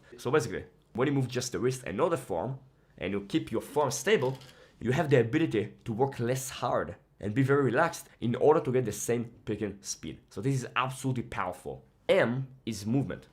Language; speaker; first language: English; non-native, fluent; Hebrew